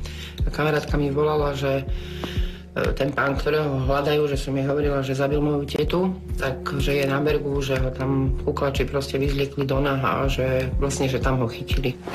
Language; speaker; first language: Slovak; native; Slovak